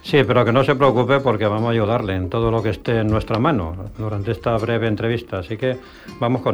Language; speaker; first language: Spanish; native; Spanish